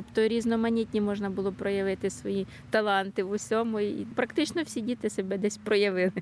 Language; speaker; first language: Ukrainian; native; Ukrainian